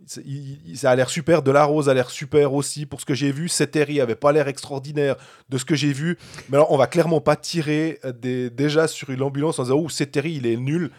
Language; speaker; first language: French; native; French